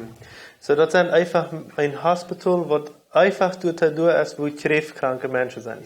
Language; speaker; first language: German; non-native, local second language; Low German